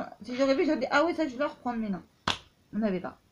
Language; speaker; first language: French; native; French